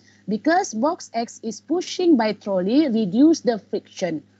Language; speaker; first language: English; non-native, local second language; Malay